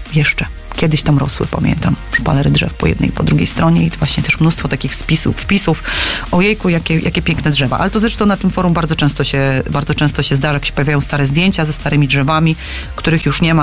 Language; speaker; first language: Polish; native; Polish